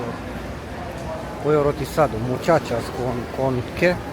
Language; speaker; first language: Spanish; non-native, learner; Romanian